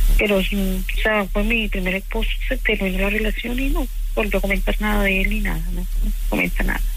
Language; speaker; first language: Spanish; native; Spanish